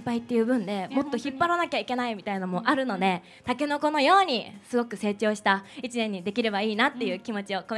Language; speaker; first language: Japanese; native; Japanese